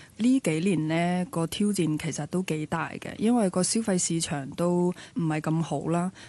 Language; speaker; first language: Cantonese; early bilingual, other home language; Chinese